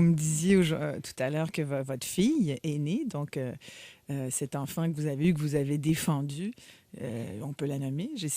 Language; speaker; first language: French; native; French